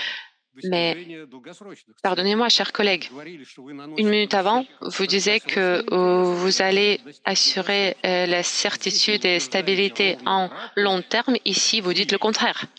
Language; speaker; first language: French; non-native, fluent; Russian